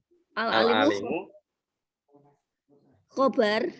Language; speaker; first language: Arabic; non-native, learner; Indonesian